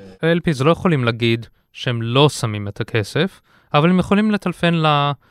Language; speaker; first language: Hebrew; early bilingual, heritage; Hebrew